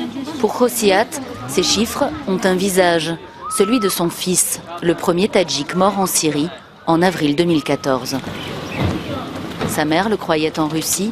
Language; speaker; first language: French; native; French